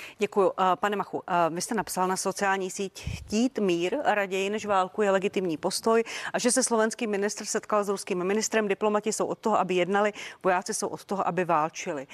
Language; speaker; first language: Czech; native; Czech